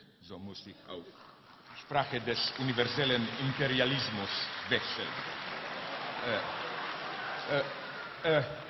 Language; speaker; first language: German; non-native, learner; Slovenian